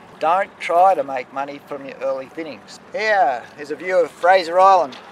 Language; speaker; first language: English; native; English